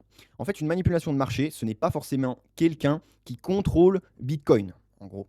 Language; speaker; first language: French; native; French